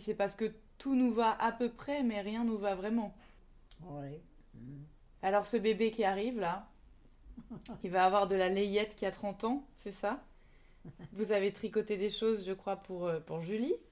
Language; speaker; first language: French; native; French